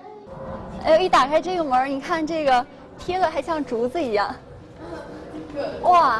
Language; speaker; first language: Chinese; native; Chinese